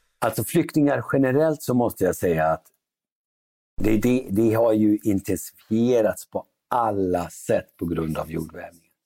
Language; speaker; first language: Swedish; early bilingual, other home language; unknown